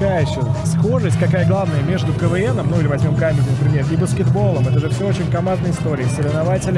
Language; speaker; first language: Russian; native; Russian